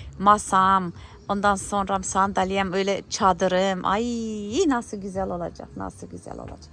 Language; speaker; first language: Turkish; early bilingual, heritage; Turkish